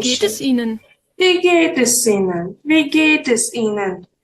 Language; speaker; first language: German; non-native, fluent; Ukrainian